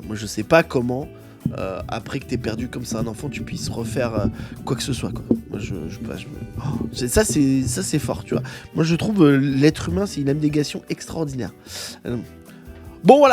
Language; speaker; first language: French; native; French